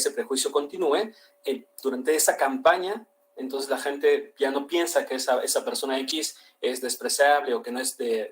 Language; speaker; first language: Spanish; native; Spanish